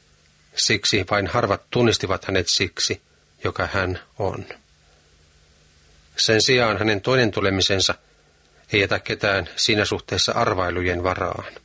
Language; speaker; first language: Finnish; native; Finnish